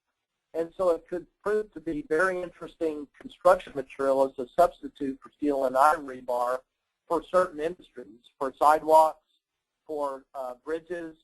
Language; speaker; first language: English; native; English